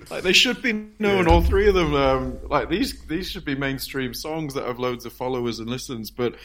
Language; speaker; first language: English; native; English